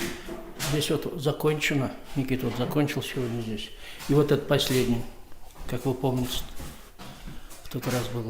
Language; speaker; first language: Russian; native; Russian